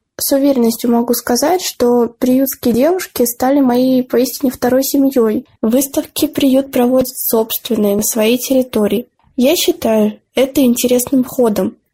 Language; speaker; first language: Russian; native; Russian